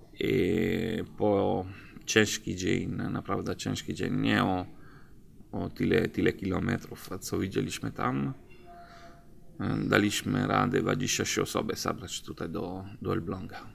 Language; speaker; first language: Polish; non-native, learner; Italian